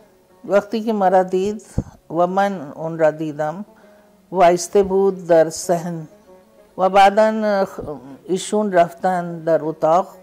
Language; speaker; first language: Persian; non-native, fluent; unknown